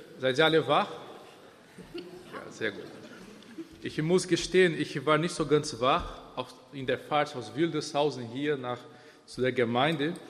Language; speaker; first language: German; non-native, fluent; Portuguese